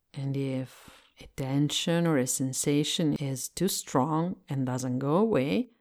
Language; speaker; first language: English; non-native, fluent; Italian